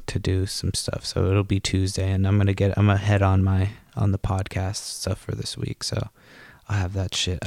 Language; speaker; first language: English; native; English